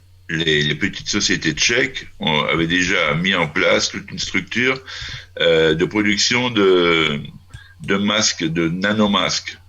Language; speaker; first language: French; non-native, fluent; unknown